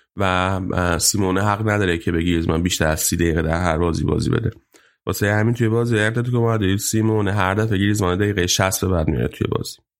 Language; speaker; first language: Persian; native; Persian